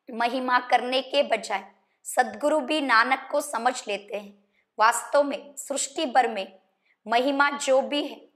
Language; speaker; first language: Hindi; non-native, local second language; Kannada